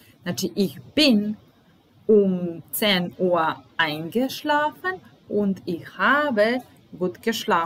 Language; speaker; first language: German; non-native, fluent; Serbian